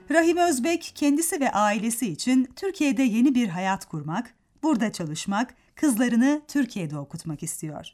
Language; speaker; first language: Turkish; native; Turkish